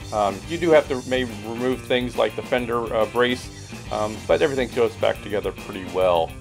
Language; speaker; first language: English; native; English